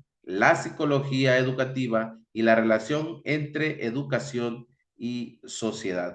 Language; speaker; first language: Spanish; native; Spanish